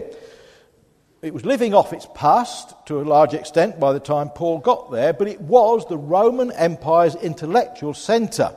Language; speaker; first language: English; native; English